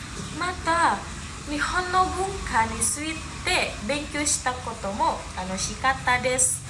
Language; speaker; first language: Japanese; non-native, learner; Indonesian